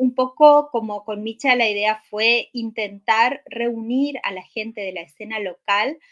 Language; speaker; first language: Spanish; native; Spanish